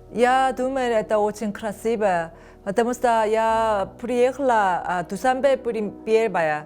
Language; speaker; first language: Russian; non-native, learner; Spanish